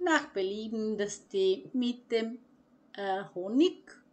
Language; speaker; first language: German; non-native, fluent; Croatian